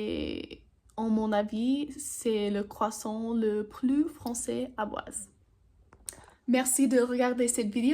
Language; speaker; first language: French; non-native, learner; English